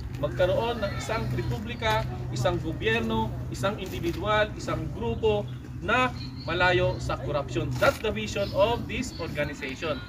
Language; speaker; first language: Filipino; native; Filipino